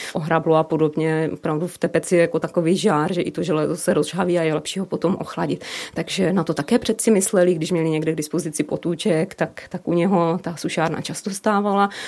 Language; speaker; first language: Czech; native; Czech